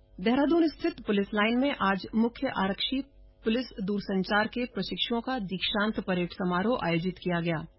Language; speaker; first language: Hindi; native; Hindi